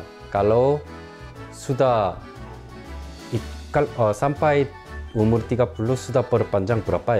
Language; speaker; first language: Indonesian; non-native, local second language; Korean